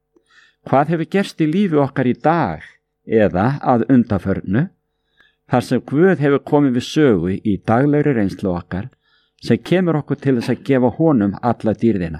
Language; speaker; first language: Icelandic; native; Icelandic